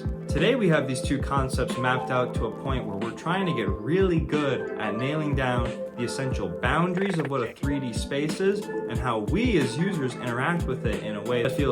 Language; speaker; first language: English; native; English